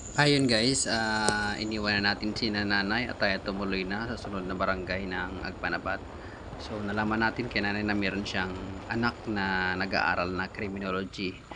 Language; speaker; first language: Filipino; native; Filipino